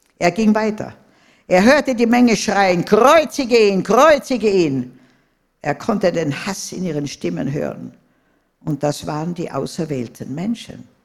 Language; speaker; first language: German; native; German